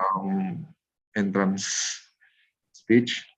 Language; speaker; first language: English; non-native, fluent; Indonesian